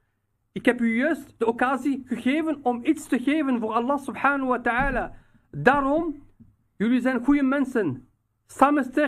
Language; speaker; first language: Dutch; non-native, local second language; Riffian